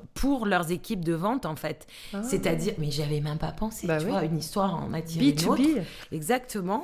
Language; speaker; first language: French; native; French